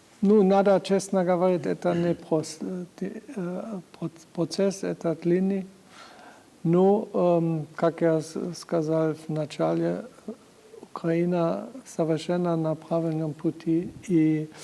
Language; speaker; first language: Russian; non-native, learner; German